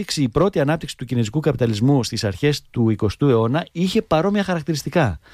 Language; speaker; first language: Greek; native; Greek